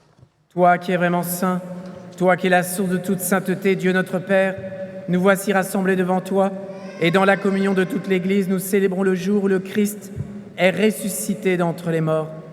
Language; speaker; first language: French; native; French